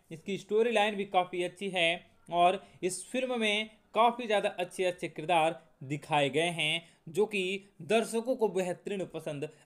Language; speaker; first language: Hindi; native; Hindi